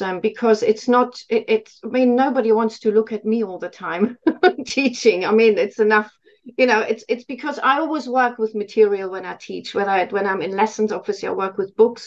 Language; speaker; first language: English; non-native, fluent; German